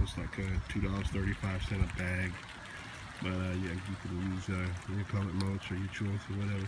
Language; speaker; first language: English; native; English